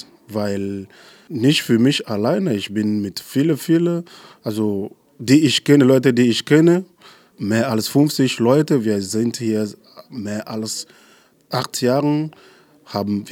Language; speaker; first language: German; non-native, learner; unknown